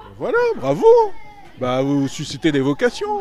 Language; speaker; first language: French; native; French